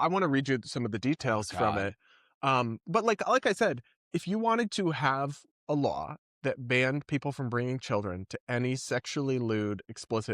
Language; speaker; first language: English; native; English